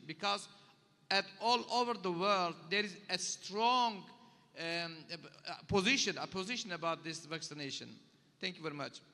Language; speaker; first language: English; non-native, learner; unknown